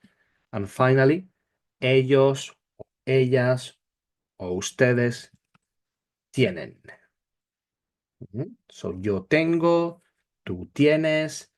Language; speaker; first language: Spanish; non-native, learner; English